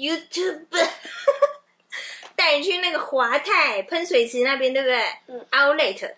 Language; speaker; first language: Chinese; native; Chinese